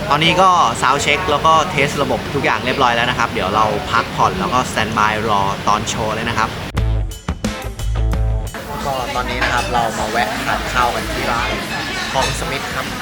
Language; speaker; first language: Thai; native; Thai